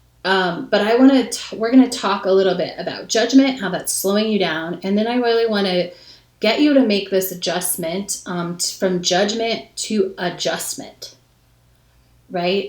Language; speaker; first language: English; native; English